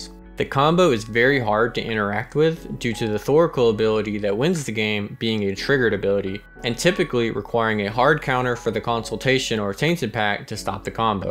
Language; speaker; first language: English; native; English